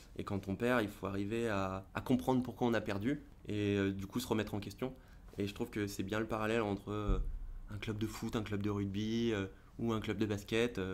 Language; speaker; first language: French; native; French